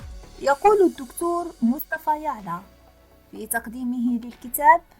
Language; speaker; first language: Arabic; native; Arabic